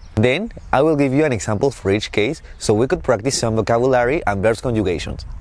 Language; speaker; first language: English; non-native, fluent; Spanish